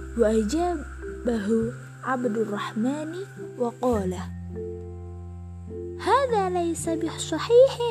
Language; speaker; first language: Arabic; non-native, learner; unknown